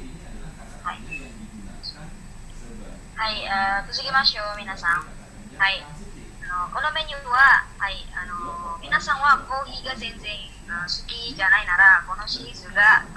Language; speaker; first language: Japanese; non-native, learner; Indonesian